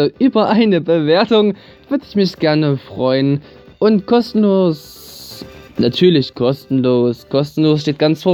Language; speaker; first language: German; native; German